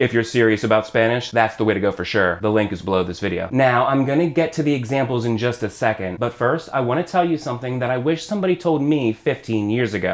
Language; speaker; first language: English; native; English